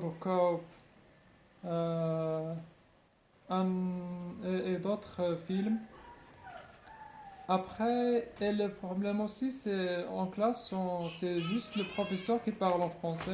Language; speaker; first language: French; non-native, local second language; Arabic